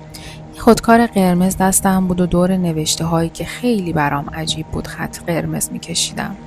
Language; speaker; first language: Persian; native; Persian